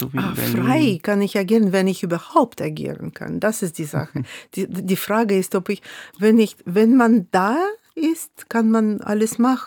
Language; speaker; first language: German; non-native, fluent; Russian